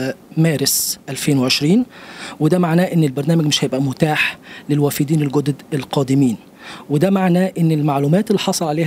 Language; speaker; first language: Arabic; native; Arabic